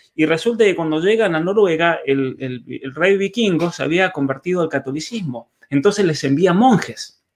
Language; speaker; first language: Spanish; native; Spanish